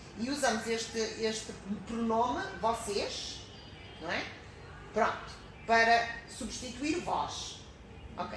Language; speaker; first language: Portuguese; native; Portuguese